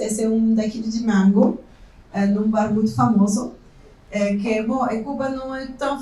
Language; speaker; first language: Portuguese; non-native, fluent; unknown